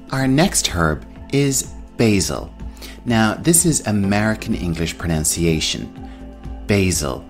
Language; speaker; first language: English; native; English